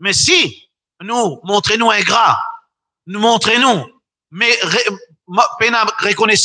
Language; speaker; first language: French; non-native, local second language; Morisyen